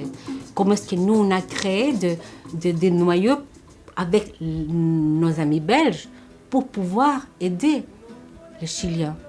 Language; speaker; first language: French; non-native, fluent; Spanish